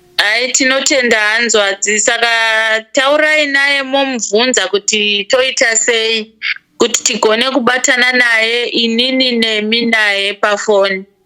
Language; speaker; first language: Shona; non-native, local second language; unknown